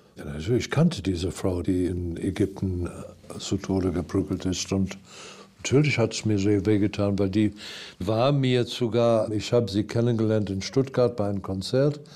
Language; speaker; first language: German; non-native, fluent; English